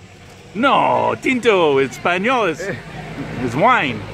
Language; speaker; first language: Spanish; non-native, learner; English